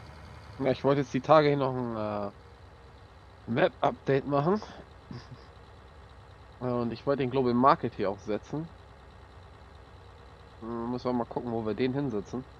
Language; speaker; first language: German; native; German